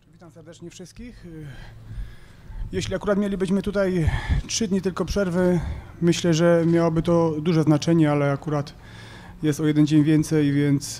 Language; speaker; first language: Polish; native; Polish